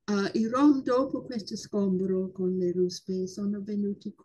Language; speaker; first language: Italian; non-native, fluent; English